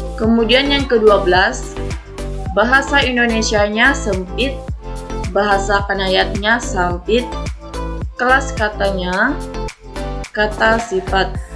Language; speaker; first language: Indonesian; non-native, local second language; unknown